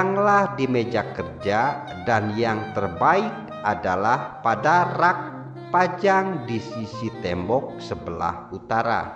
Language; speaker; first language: Indonesian; native; Indonesian